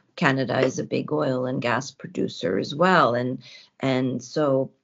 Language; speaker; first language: English; early bilingual, other home language; Ukrainian